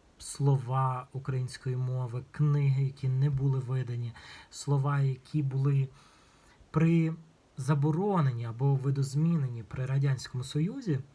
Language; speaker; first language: Ukrainian; non-native, local second language; Russian